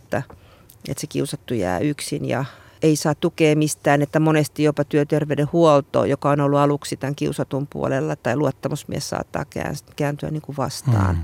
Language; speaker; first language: Finnish; native; Finnish